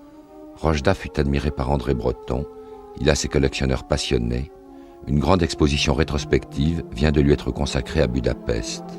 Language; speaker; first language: French; native; French